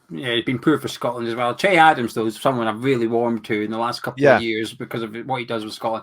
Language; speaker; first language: English; native; English